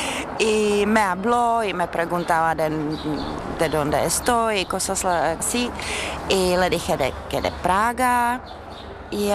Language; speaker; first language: Spanish; non-native, fluent; Czech